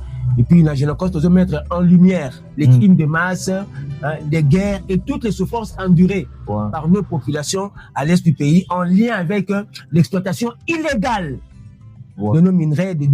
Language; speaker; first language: French; non-native, local second language; Lingala